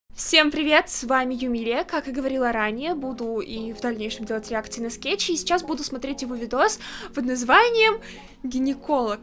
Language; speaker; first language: Russian; native; Russian